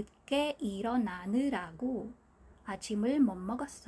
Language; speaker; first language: Korean; non-native, fluent; Filipino